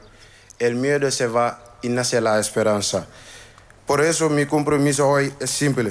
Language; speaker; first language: Spanish; non-native, learner; Wolof